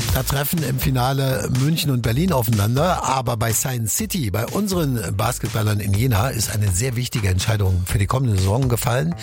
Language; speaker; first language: German; native; German